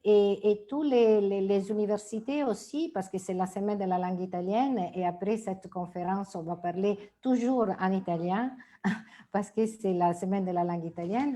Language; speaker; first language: French; non-native, fluent; Italian